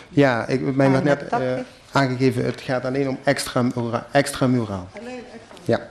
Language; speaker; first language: Dutch; native; Dutch